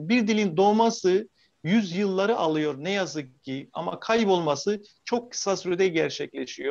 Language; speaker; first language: Turkish; native; Turkish